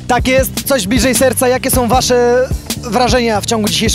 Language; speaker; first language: Polish; native; Polish